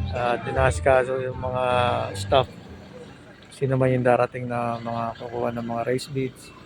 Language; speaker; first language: Filipino; native; Filipino